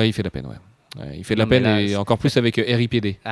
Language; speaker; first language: French; native; French